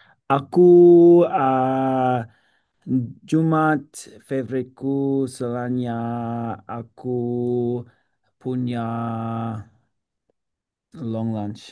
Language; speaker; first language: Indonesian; non-native, learner; English